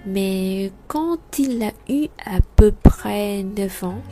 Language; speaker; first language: French; non-native, fluent; Vietnamese